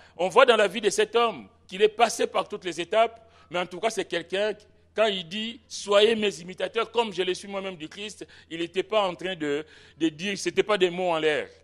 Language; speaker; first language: French; non-native, local second language; Lingala